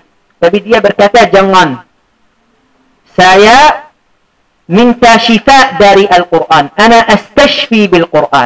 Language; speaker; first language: Indonesian; non-native, fluent; Arabic